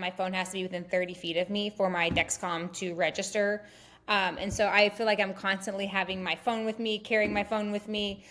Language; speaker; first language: English; native; English